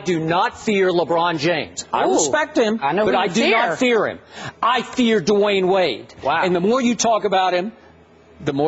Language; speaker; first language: English; native; English